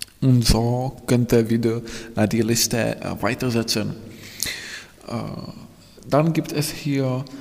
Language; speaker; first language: German; non-native, fluent; Czech